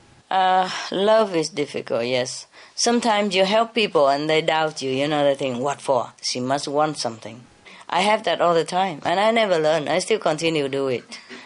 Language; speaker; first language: English; non-native, fluent; Vietnamese